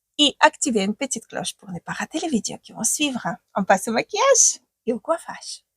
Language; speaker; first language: French; non-native, fluent; Ukrainian